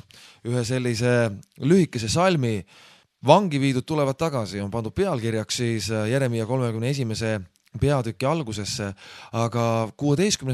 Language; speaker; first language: Estonian; native; Estonian